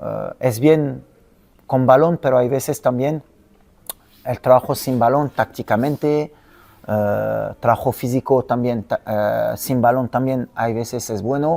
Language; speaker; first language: Spanish; non-native, fluent; French